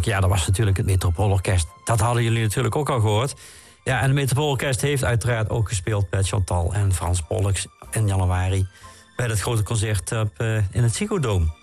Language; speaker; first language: Dutch; native; Dutch